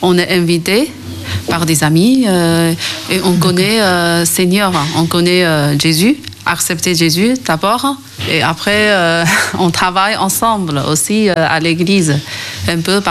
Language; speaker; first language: French; non-native, learner; Chinese